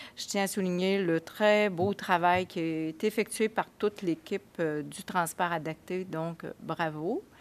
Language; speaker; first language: French; native; French